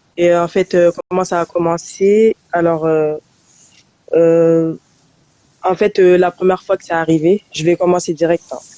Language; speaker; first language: French; early bilingual, other home language; Soninke